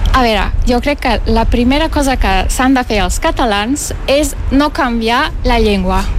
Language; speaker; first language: Catalan; non-native, fluent; Turkish